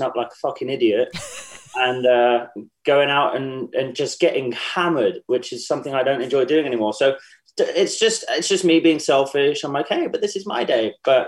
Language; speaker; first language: English; native; English